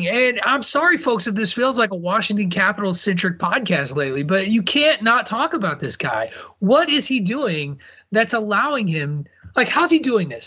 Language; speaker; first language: English; native; English